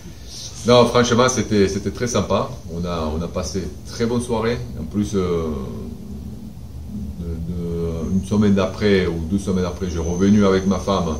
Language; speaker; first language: French; non-native, fluent; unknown